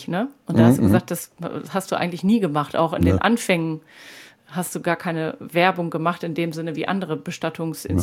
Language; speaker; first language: German; native; German